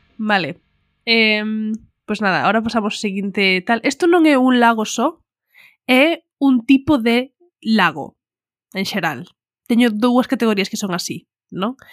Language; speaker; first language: Galician; non-native, local second language; Spanish